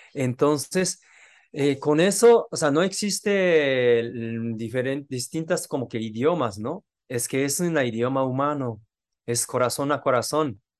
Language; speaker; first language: Spanish; non-native, fluent; Japanese